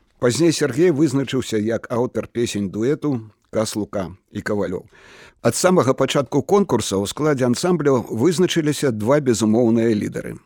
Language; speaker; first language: Belarusian; native; Belarusian